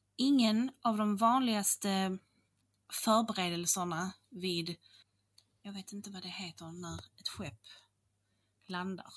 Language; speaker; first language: Swedish; native; Swedish